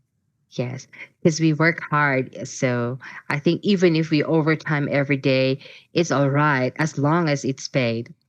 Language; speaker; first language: English; non-native, fluent; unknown